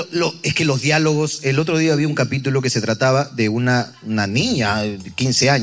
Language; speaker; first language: Spanish; native; Spanish